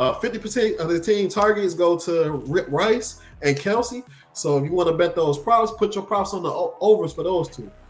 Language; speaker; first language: English; native; English